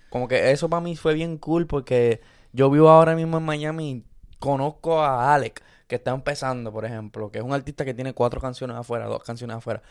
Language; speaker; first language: Spanish; early bilingual, other home language; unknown